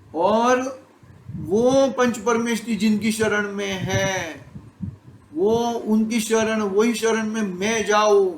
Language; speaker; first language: Hindi; non-native, local second language; Gujarati